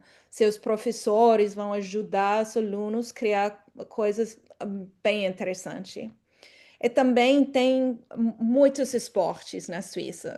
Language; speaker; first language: Portuguese; non-native, fluent; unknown